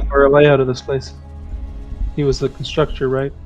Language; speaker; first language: English; native; English